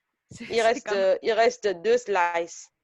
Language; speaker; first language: French; native; French